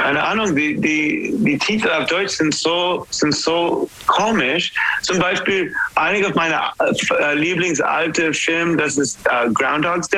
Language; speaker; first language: German; non-native, learner; English